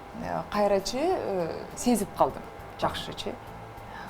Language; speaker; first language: Kyrgyz; non-native, local second language; Russian